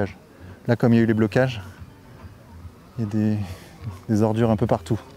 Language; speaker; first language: French; native; French